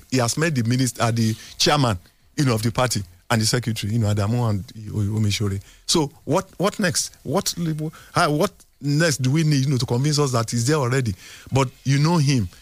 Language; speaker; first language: English; non-native, local second language; Yoruba